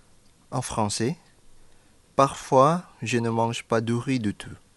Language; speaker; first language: French; non-native, fluent; Indonesian